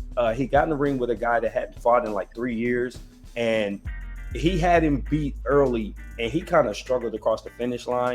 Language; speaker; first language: English; native; English